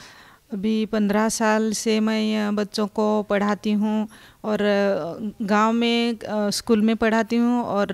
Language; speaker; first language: Hindi; non-native, local second language; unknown